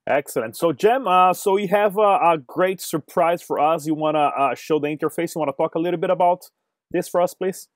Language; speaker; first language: English; non-native, fluent; Portuguese